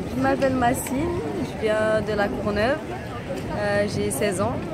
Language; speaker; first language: French; early bilingual, other home language; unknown